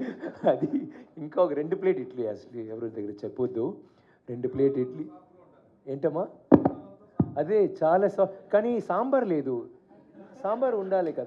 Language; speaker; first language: Telugu; non-native, learner; Tamil